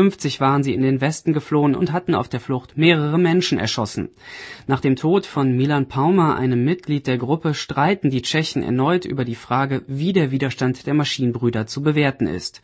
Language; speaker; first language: German; native; German